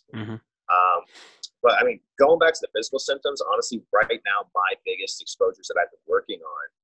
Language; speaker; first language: English; native; English